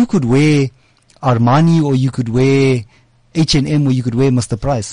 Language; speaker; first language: English; native; English